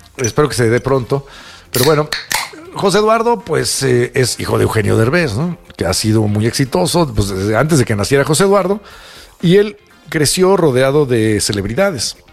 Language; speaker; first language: Spanish; native; Spanish